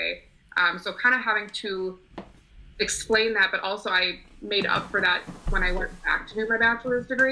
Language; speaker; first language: English; native; English